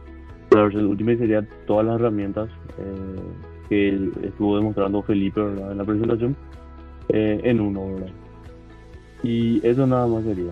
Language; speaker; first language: Spanish; native; Spanish